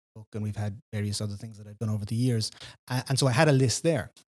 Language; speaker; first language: English; native; English